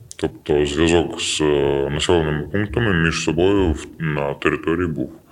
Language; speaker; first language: Ukrainian; non-native, local second language; Russian